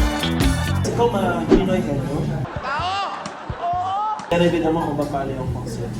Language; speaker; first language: French; non-native, fluent; Filipino